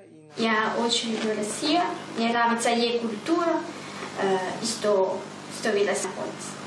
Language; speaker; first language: Russian; non-native, learner; Italian